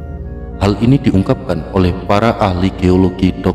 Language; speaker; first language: Indonesian; native; Indonesian